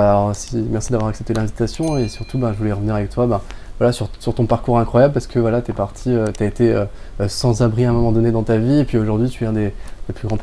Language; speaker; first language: French; native; French